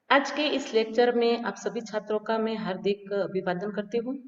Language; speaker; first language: Hindi; non-native, local second language; Gujarati